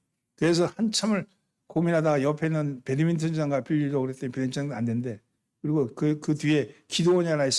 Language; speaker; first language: Korean; native; Korean